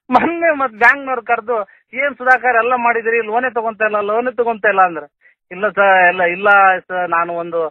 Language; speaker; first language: Kannada; native; Kannada